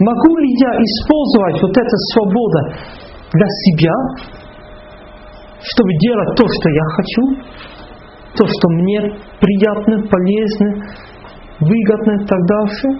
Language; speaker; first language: Russian; non-native, fluent; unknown